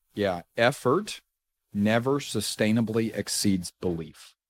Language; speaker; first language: English; native; English